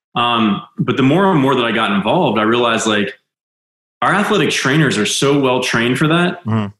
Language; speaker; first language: English; native; English